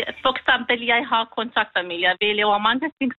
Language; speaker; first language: Danish; non-native, learner; Kurdish